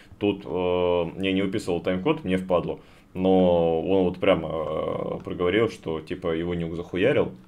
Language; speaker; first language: Russian; native; Russian